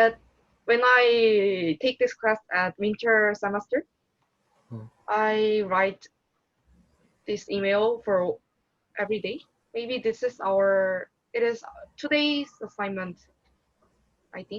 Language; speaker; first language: English; non-native, learner; Korean